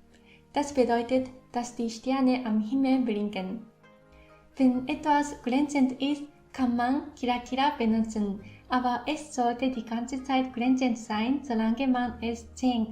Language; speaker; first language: German; non-native, fluent; Japanese